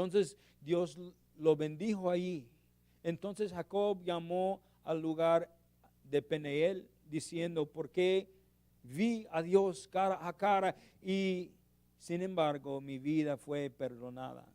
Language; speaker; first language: Spanish; non-native, learner; English